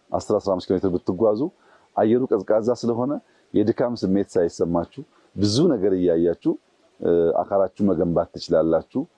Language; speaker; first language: Amharic; non-native, local second language; Oromo